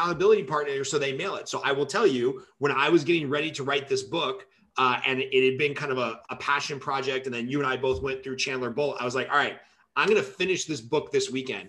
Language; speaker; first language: English; native; English